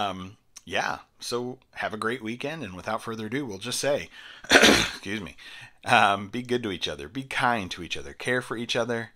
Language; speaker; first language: English; native; English